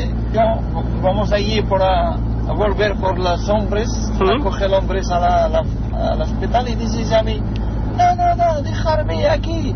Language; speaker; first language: Spanish; non-native, learner; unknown